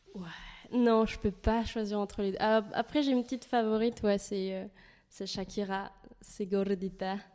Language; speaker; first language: French; native; French